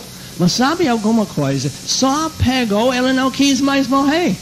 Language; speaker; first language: Portuguese; non-native, fluent; English